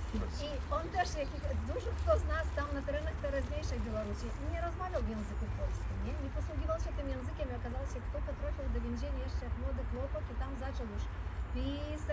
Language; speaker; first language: Polish; early bilingual, heritage; Polish